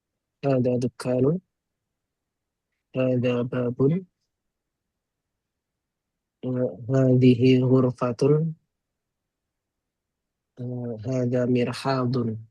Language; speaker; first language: Arabic; non-native, learner; Indonesian